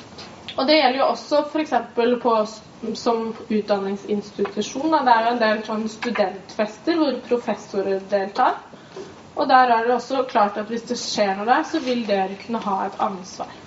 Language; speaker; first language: Norwegian; native; Norwegian